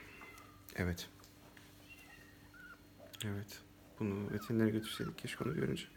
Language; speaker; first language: Turkish; native; Turkish